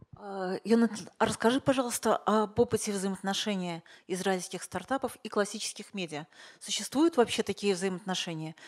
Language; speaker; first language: Russian; native; Russian